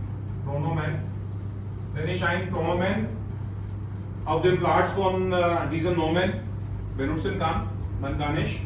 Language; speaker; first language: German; non-native, fluent; Hindi